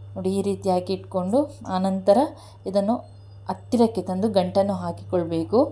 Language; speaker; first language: Kannada; non-native, local second language; Tulu